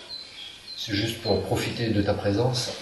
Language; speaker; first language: French; non-native, fluent; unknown